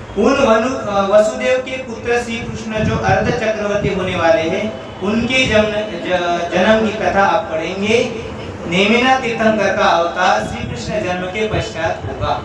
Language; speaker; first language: Hindi; non-native, local second language; Marathi